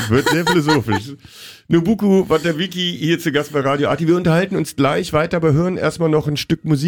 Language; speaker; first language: German; native; German